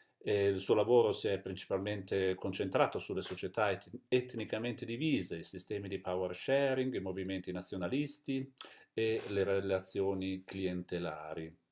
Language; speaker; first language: Italian; native; Italian